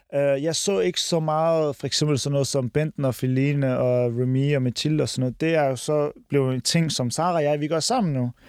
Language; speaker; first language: Danish; early bilingual, other home language; Turkish